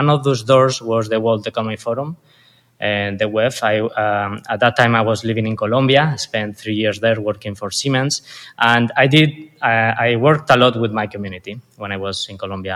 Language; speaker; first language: English; non-native, fluent; Spanish